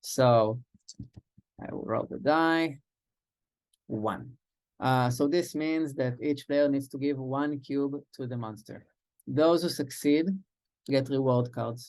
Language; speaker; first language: English; non-native, fluent; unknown